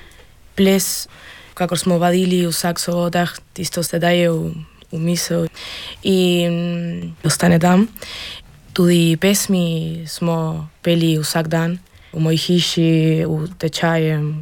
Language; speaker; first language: Slovenian; early bilingual, heritage; Slovenian